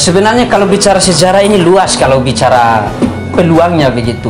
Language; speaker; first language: Indonesian; non-native, local second language; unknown